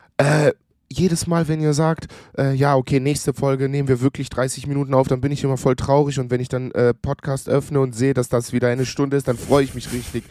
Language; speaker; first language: German; early bilingual, other home language; Greek